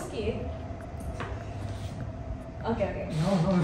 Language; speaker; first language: Japanese; non-native, learner; Indonesian